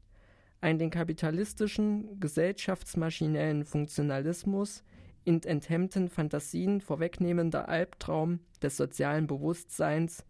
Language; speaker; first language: German; native; German